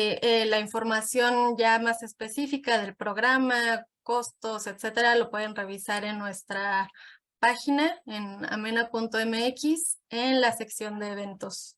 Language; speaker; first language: Spanish; native; Spanish